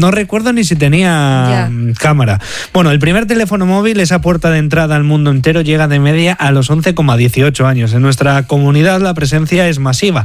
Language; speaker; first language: Spanish; native; Spanish